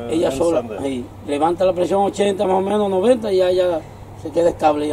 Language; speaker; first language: Spanish; native; Spanish